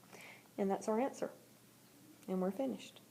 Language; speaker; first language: English; native; English